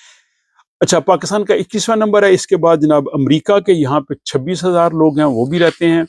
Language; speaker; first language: Urdu; native; Urdu